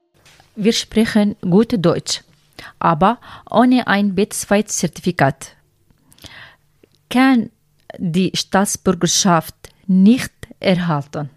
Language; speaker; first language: German; non-native, learner; Arabic